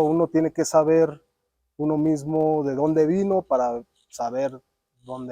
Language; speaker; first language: Spanish; early bilingual, other home language; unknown